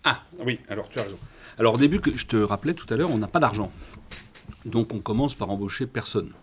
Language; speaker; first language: French; native; French